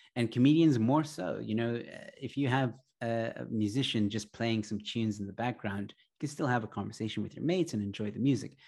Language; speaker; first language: English; early bilingual, other home language; Arabic